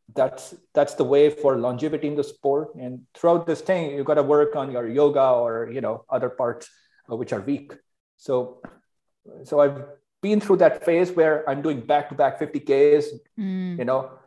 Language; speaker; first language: English; non-native, local second language; Hindi